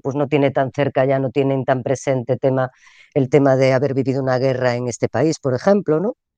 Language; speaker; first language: Spanish; native; Spanish